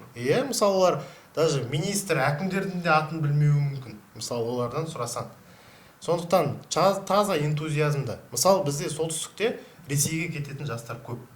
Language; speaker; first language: Kazakh; native; Kazakh